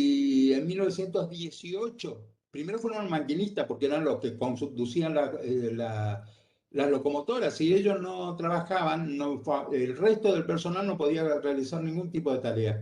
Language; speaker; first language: Spanish; native; Spanish